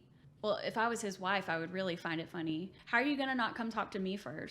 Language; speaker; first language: English; native; English